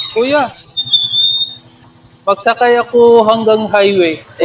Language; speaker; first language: Filipino; non-native, learner; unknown